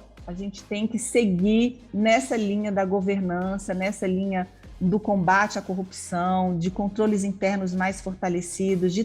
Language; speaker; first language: Portuguese; native; Portuguese